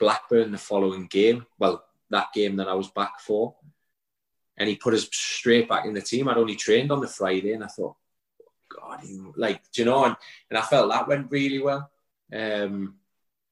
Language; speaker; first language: English; native; English